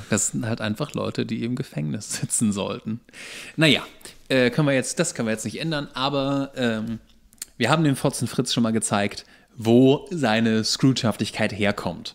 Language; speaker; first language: German; native; German